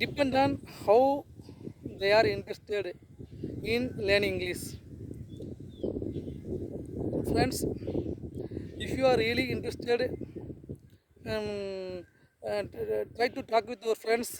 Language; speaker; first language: English; non-native, learner; Tamil